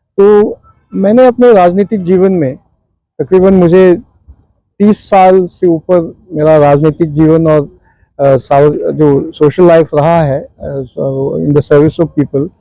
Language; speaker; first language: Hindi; non-native, local second language; Manipuri